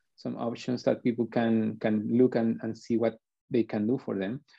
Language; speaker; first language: English; non-native, fluent; Spanish